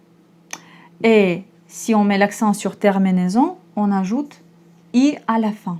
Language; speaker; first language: French; non-native, fluent; Russian